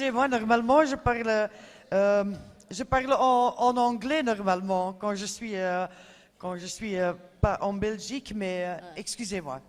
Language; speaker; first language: French; non-native, fluent; Dutch